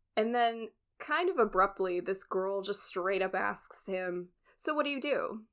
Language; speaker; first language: English; native; English